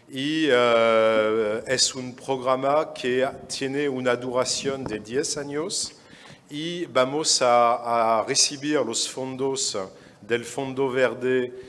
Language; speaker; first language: Spanish; non-native, fluent; French